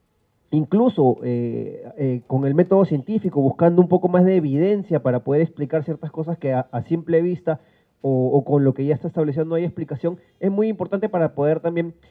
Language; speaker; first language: Spanish; native; Spanish